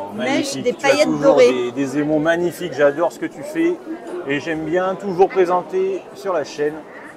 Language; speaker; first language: French; native; French